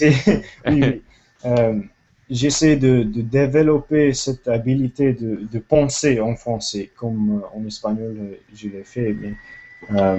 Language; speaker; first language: French; non-native, learner; English